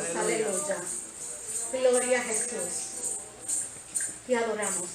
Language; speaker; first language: Spanish; native; Spanish